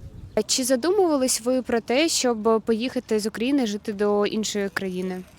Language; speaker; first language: Ukrainian; native; Ukrainian